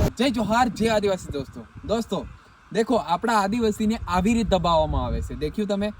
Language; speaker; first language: Gujarati; non-native, local second language; Bhili